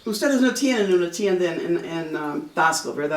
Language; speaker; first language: Spanish; non-native, fluent; English